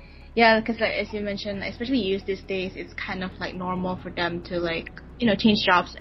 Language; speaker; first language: English; non-native, local second language; Malay